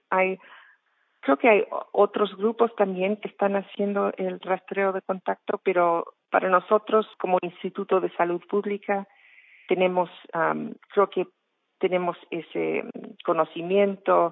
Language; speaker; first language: Spanish; non-native, fluent; English